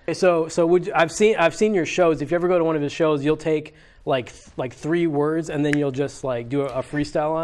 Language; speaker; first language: English; native; English